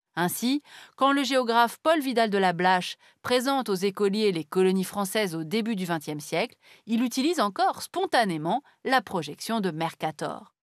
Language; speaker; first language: French; native; French